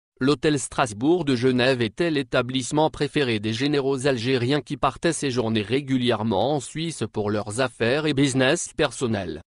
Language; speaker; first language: French; non-native, local second language; Arabic